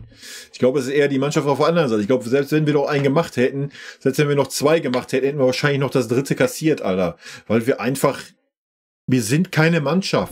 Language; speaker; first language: German; native; German